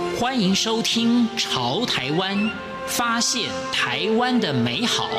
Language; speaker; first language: Chinese; native; Chinese